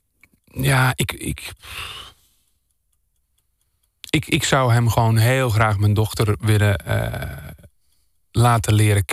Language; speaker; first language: Dutch; native; Dutch